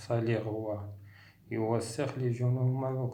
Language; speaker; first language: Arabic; native; Arabic